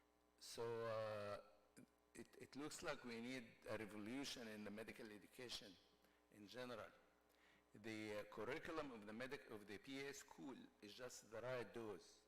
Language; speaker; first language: English; non-native, fluent; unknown